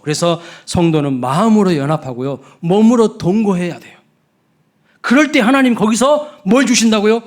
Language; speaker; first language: Korean; native; Korean